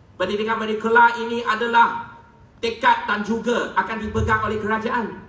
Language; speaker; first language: Malay; non-native, local second language; Chinese